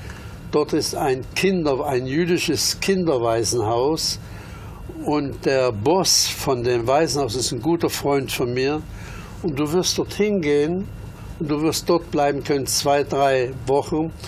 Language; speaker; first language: German; early bilingual, other home language; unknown